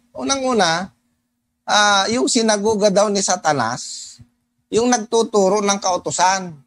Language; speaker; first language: Filipino; non-native, local second language; Cebuano